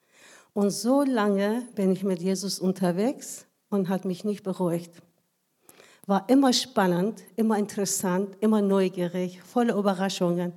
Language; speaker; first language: German; non-native, fluent; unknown